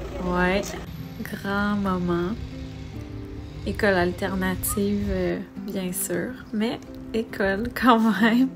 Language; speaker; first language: French; native; French